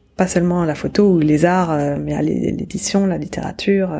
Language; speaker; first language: French; native; French